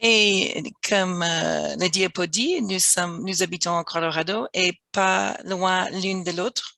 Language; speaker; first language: French; non-native, fluent; English